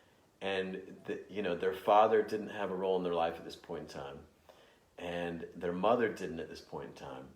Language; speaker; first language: English; native; English